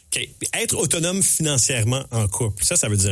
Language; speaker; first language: French; native; French